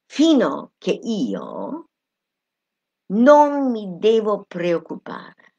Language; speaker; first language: Italian; non-native, fluent; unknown